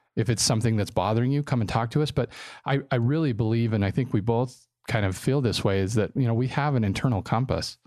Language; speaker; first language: English; native; English